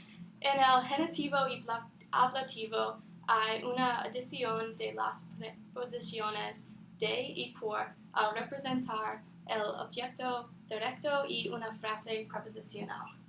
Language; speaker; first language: Spanish; non-native, learner; English